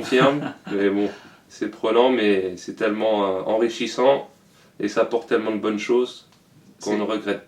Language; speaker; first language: French; native; French